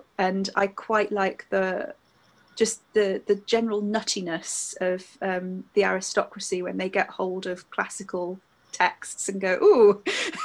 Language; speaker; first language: English; native; English